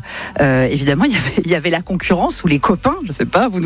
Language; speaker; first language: French; native; French